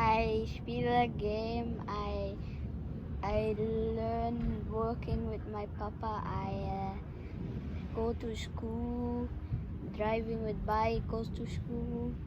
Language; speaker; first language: English; non-native, learner; Thai